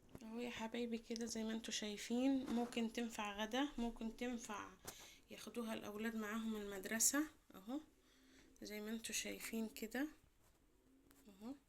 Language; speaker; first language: Arabic; native; Arabic